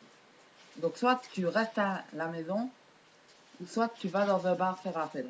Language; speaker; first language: French; native; French